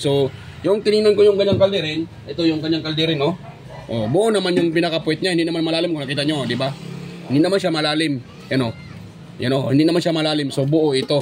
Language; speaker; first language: Filipino; native; Filipino